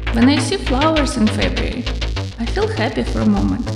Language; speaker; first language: English; non-native, fluent; Ukrainian